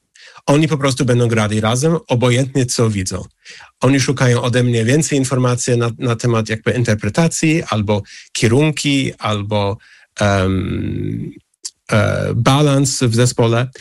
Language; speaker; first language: Polish; non-native, fluent; English